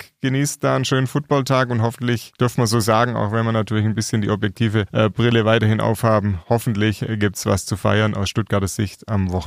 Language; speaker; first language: German; native; German